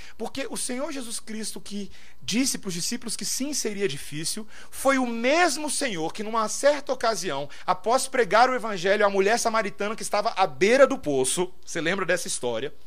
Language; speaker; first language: Portuguese; native; Portuguese